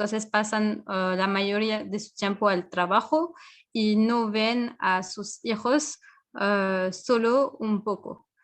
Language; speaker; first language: Spanish; non-native, fluent; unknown